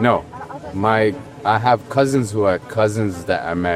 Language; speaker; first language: English; early bilingual, other home language; Somali